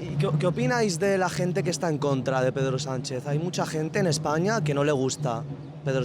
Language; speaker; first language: Spanish; native; Spanish